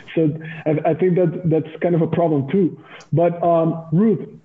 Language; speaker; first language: English; non-native, fluent; Spanish